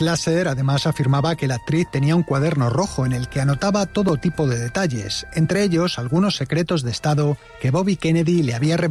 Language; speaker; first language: Spanish; native; Spanish